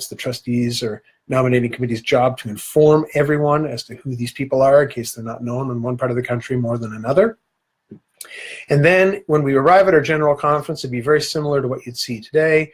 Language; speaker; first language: English; native; English